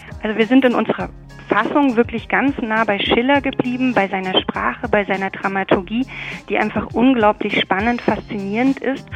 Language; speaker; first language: German; native; German